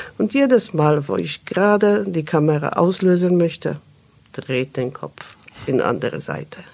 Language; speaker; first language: German; non-native, fluent; Polish